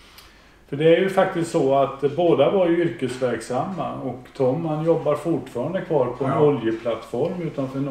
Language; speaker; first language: Swedish; native; Swedish